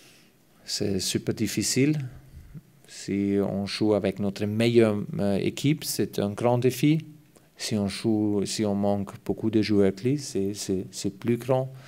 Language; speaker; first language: French; non-native, fluent; German